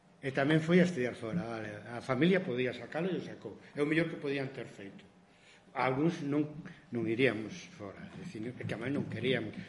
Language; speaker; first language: Galician; non-native, local second language; Spanish